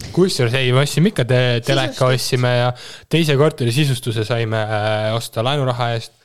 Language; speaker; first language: Estonian; native; Estonian